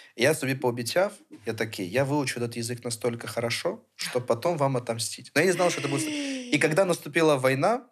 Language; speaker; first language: Ukrainian; early bilingual, other home language; Armenian